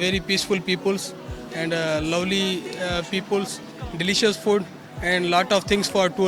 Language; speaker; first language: English; non-native, local second language; Sindhi